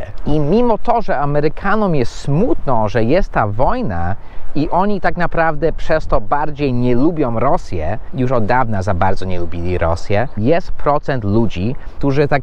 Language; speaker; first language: Polish; non-native, fluent; English